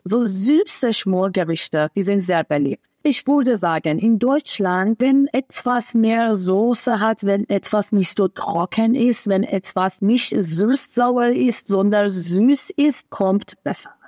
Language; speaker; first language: German; non-native, fluent; Persian